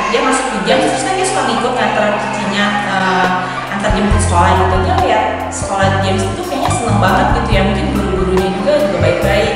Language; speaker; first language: Indonesian; native; Indonesian